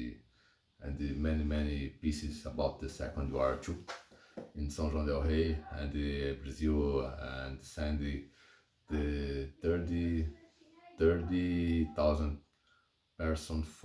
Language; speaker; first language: English; non-native, learner; Portuguese